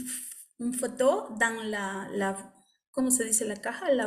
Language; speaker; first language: French; non-native, learner; Spanish